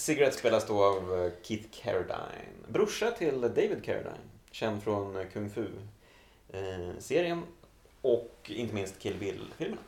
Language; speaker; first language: Swedish; native; Swedish